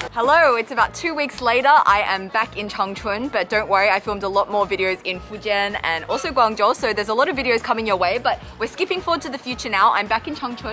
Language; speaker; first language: English; native; English